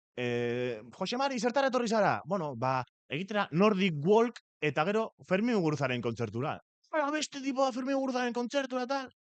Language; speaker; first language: Basque; non-native, local second language; Spanish